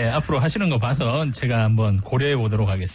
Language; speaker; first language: Korean; native; Korean